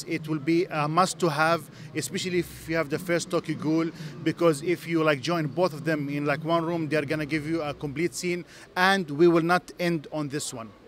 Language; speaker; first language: English; non-native, fluent; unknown